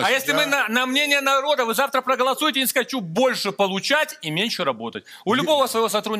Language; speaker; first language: Russian; native; Russian